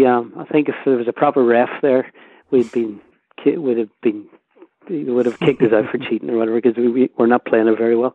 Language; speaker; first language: English; native; English